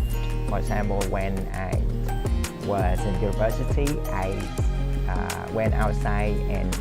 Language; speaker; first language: English; non-native, fluent; Vietnamese